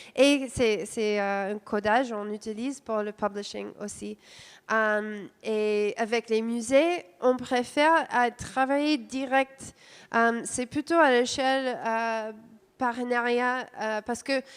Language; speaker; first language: French; non-native, fluent; English